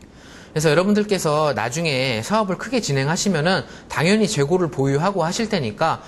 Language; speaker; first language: Korean; native; Korean